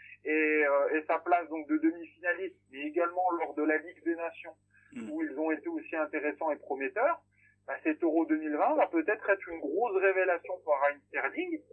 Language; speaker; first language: French; native; French